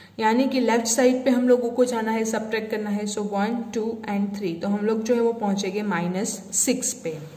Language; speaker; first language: Hindi; non-native, local second language; Gujarati